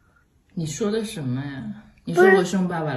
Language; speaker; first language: Chinese; native; Chinese